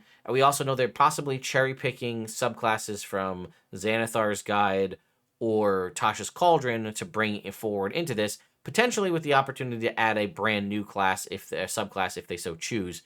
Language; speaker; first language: English; native; English